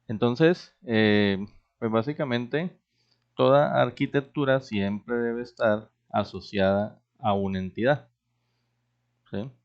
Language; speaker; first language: Spanish; native; Spanish